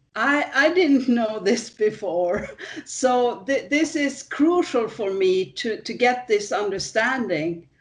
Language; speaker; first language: English; non-native, fluent; Swedish